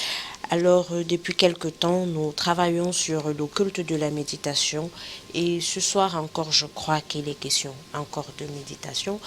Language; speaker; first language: French; native; French